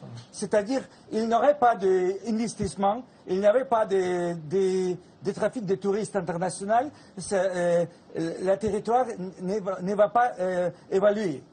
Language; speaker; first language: French; non-native, fluent; Russian